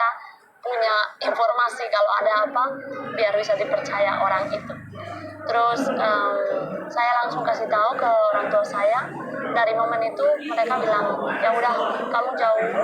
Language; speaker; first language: Indonesian; non-native, fluent; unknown